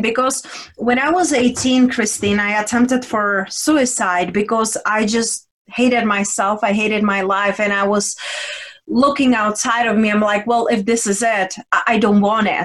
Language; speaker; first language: English; non-native, fluent; Czech